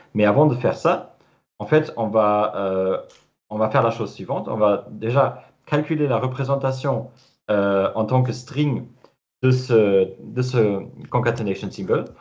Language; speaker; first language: French; non-native, fluent; German